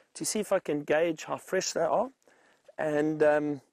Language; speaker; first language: English; native; English